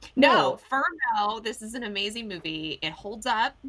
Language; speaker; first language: English; native; English